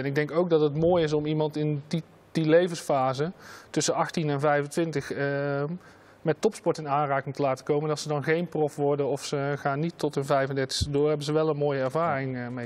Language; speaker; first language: Dutch; native; Dutch